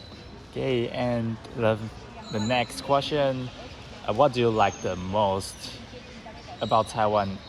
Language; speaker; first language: English; non-native, learner; Chinese